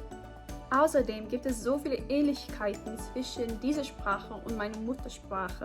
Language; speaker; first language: German; non-native, learner; English